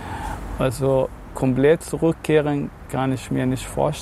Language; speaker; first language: German; non-native, fluent; Arabic